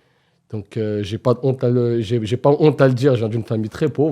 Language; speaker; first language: French; native; French